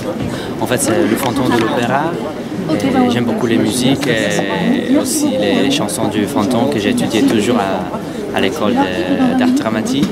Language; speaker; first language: French; non-native, fluent; Italian